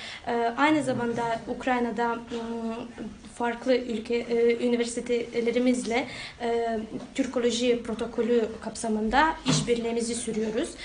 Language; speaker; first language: Turkish; non-native, fluent; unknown